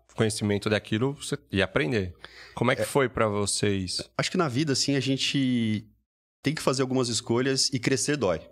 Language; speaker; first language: Portuguese; native; Portuguese